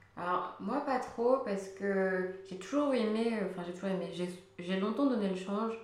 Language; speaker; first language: French; early bilingual, other home language; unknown